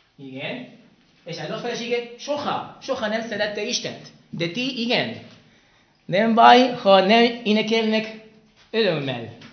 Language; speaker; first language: Hungarian; non-native, learner; Spanish